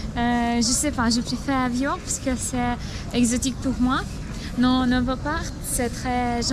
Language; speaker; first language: French; non-native, learner; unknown